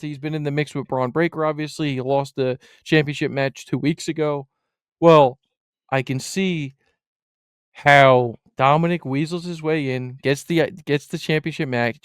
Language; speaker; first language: English; native; English